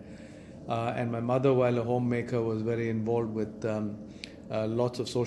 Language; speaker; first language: English; non-native, local second language; Tamil